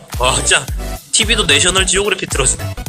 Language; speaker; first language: Korean; native; Korean